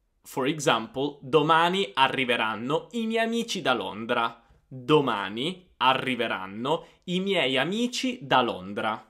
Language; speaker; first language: Italian; native; Italian